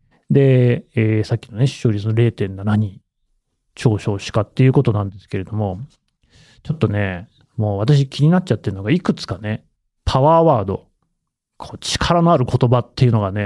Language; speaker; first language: Japanese; native; Japanese